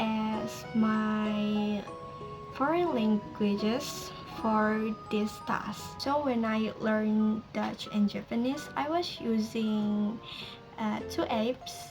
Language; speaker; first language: English; non-native, learner; Indonesian